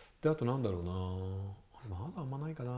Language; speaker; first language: Japanese; native; Japanese